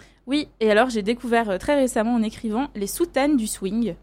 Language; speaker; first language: French; native; French